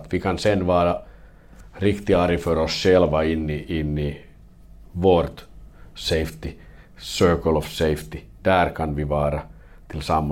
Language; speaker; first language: Swedish; non-native, learner; Finnish